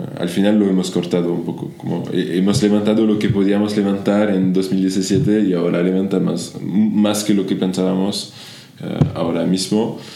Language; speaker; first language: Spanish; non-native, fluent; French